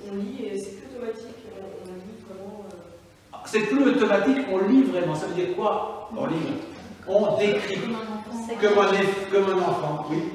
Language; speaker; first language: French; native; French